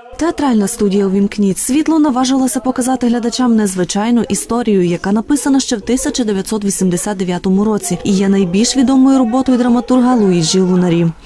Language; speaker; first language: Ukrainian; native; Ukrainian